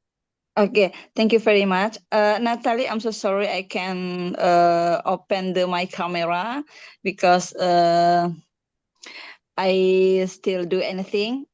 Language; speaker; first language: English; non-native, learner; Indonesian